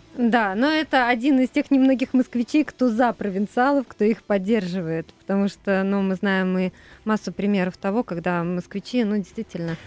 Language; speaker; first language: Russian; native; Russian